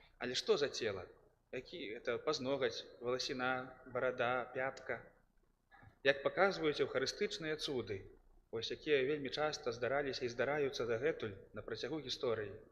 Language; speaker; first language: Belarusian; native; Belarusian